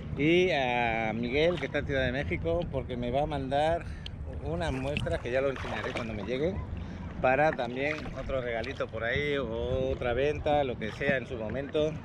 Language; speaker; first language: Spanish; native; Spanish